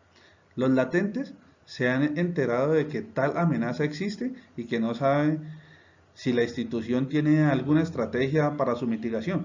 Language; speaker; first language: Spanish; native; Spanish